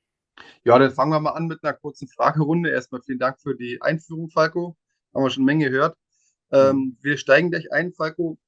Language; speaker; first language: German; native; German